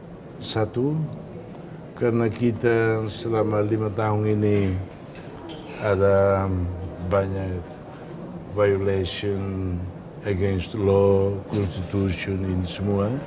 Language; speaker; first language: Indonesian; non-native, fluent; Tetum